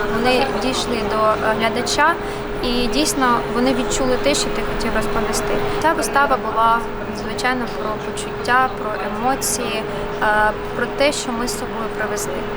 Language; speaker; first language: Ukrainian; non-native, local second language; Russian